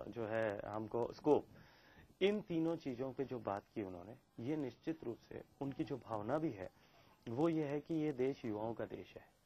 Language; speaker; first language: Hindi; native; Hindi